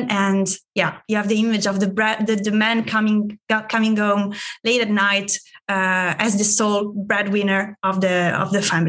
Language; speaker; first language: English; non-native, fluent; Italian